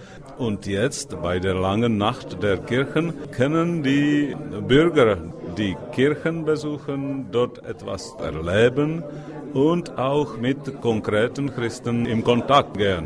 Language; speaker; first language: German; non-native, fluent; Czech